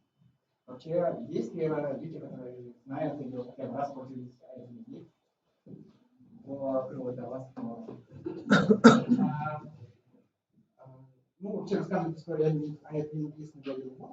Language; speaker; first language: Russian; native; Russian